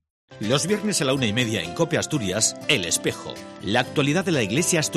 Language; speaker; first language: Spanish; native; Spanish